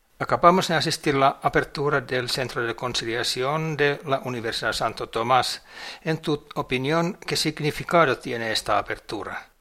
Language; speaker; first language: Spanish; non-native, fluent; English